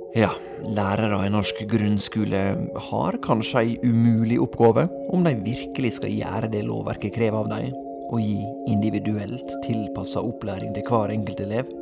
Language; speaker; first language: Norwegian; native; Norwegian